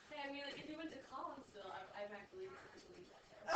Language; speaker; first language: English; native; English